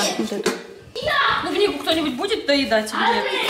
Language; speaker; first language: Russian; native; Russian